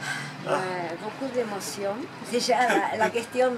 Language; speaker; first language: French; non-native, fluent; Spanish